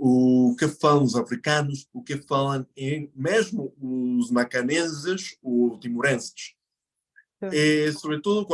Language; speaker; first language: Portuguese; non-native, fluent; Spanish